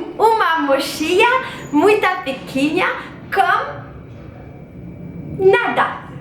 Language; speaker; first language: Portuguese; non-native, learner; French